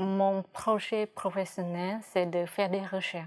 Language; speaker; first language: French; non-native, fluent; Khmer